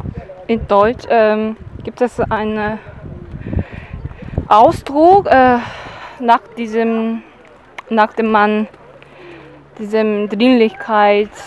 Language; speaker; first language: German; non-native, learner; Korean